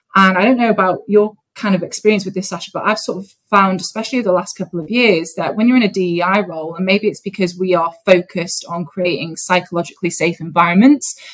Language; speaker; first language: English; native; English